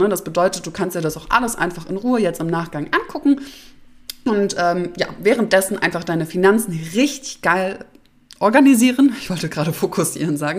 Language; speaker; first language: German; native; German